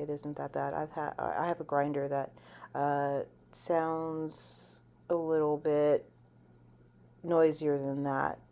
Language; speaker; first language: English; native; English